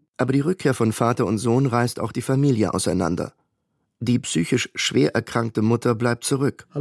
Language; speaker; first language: German; native; German